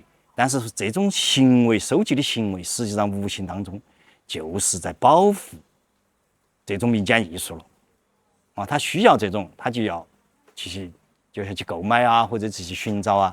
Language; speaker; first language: Chinese; native; Chinese